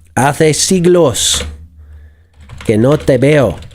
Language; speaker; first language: Spanish; non-native, fluent; English